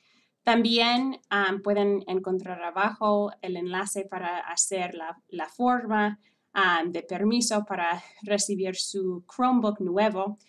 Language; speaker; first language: Spanish; non-native, fluent; English